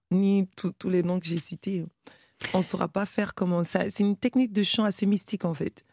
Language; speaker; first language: French; non-native, local second language; Bambara